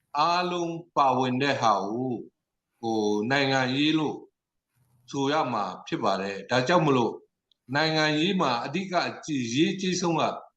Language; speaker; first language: Burmese; non-native, local second language; Tedim Chin